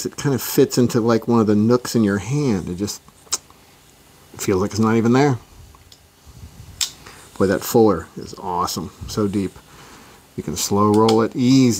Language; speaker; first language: English; native; English